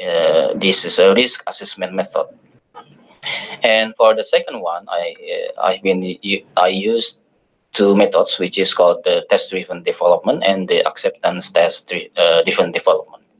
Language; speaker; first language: English; non-native, fluent; Indonesian